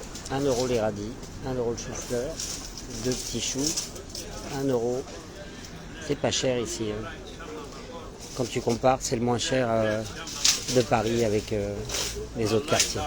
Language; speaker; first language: French; native; French